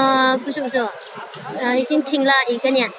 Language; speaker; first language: Chinese; non-native, learner; Nepali